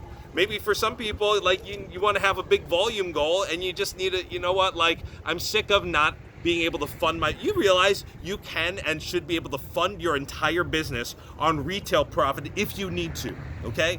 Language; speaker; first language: English; native; English